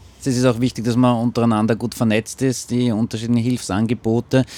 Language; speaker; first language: German; native; German